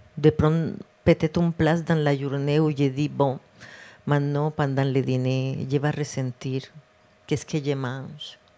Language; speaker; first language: French; non-native, fluent; Spanish